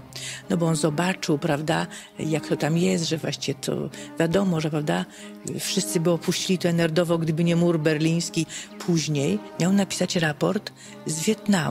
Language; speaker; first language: Polish; native; Polish